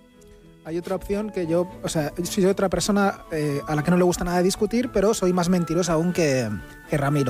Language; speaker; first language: Spanish; native; Spanish